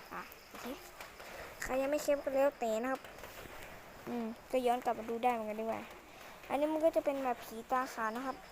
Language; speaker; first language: Thai; native; Thai